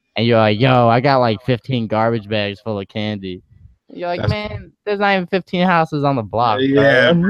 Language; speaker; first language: English; native; English